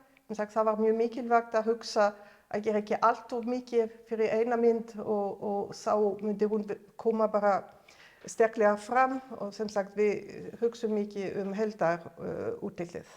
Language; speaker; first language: Icelandic; non-native, fluent; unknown